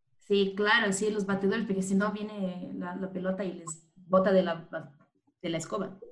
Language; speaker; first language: Spanish; non-native, fluent; Portuguese